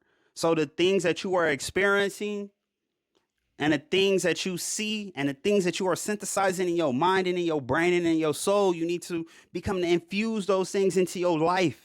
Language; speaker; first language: English; native; English